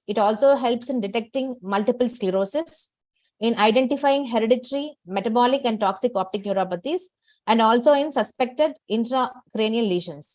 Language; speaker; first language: English; non-native, local second language; Tamil